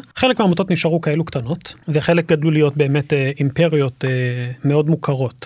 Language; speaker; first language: Hebrew; early bilingual, other home language; English